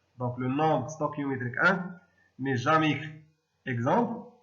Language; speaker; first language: French; non-native, local second language; Arabic